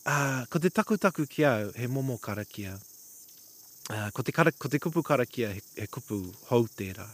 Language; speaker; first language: Māori; non-native, local second language; English